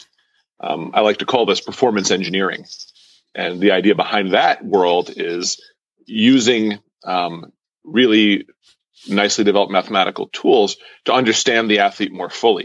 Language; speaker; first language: English; native; English